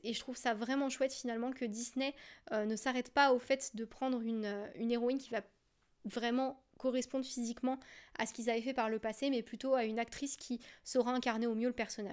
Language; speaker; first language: French; native; French